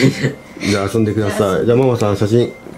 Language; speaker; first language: Japanese; native; Japanese